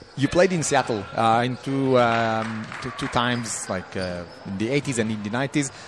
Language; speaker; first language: English; non-native, fluent; Hebrew